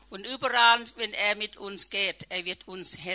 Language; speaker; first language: German; non-native, learner; Thai